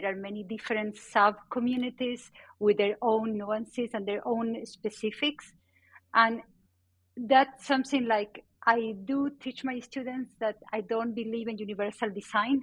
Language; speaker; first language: English; non-native, fluent; Spanish